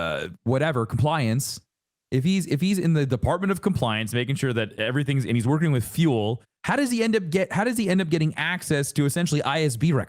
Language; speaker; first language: English; native; English